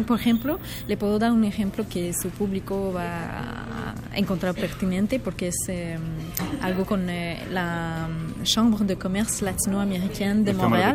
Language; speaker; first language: Spanish; non-native, fluent; French